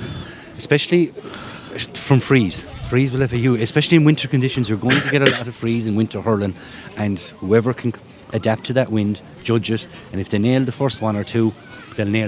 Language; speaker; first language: English; native; English